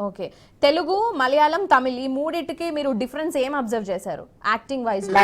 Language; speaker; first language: Telugu; native; Telugu